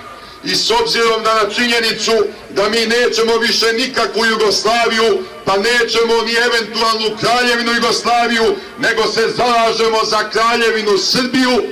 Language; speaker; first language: Bosnian; native; Bosnian